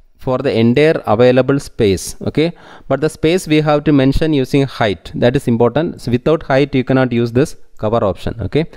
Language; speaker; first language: English; non-native, local second language; Tamil